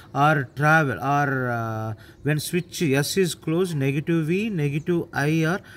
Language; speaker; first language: English; non-native, local second language; Telugu